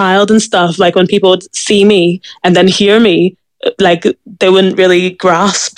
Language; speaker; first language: English; native; English